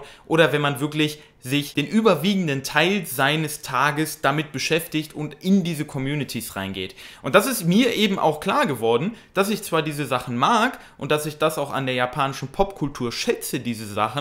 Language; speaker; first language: German; native; German